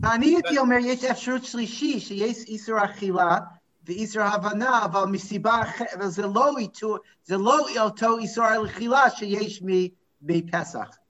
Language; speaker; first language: Hebrew; non-native, fluent; English